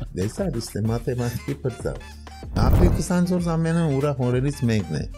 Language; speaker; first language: Armenian; early bilingual, heritage; Armenian